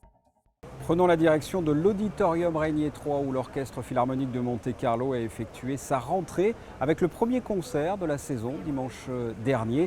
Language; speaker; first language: French; native; French